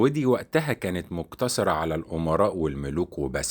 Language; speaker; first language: Arabic; native; Arabic